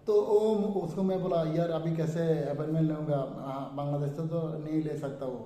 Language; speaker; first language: Hindi; non-native, learner; Bangla